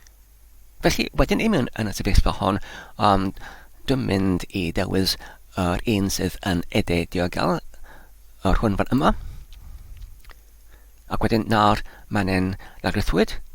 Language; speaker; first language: Welsh; non-native, learner; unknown